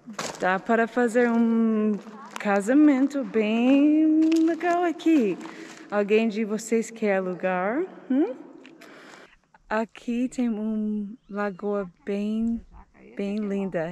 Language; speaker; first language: Portuguese; non-native, learner; English